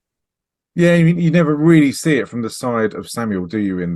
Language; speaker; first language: English; native; English